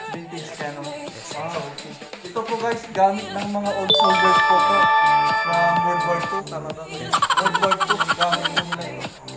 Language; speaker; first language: Filipino; non-native, local second language; Iloko